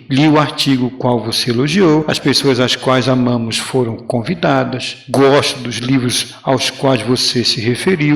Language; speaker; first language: Portuguese; native; Portuguese